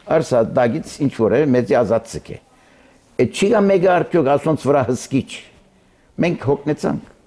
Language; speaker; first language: Armenian; early bilingual, heritage; Armenian